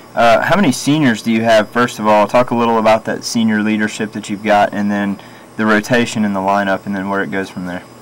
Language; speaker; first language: English; native; English